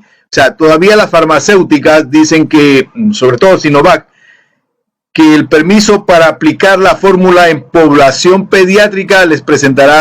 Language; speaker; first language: Spanish; native; Spanish